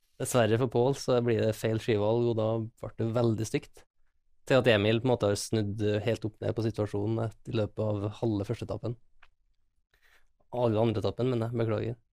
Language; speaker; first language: Norwegian; native; Norwegian